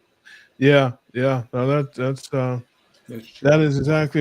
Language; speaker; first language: English; native; English